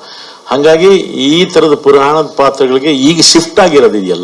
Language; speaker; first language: Kannada; native; Kannada